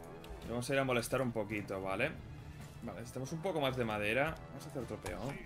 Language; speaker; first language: Spanish; native; Spanish